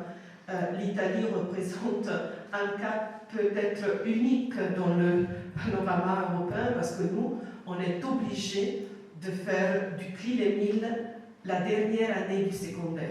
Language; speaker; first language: French; non-native, fluent; Italian